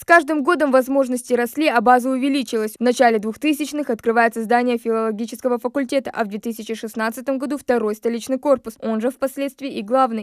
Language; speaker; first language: Russian; native; Russian